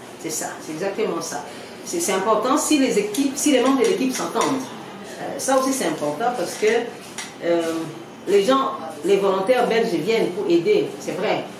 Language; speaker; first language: French; non-native, local second language; Lingala